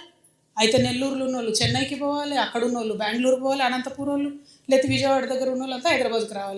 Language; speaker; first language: Telugu; native; Telugu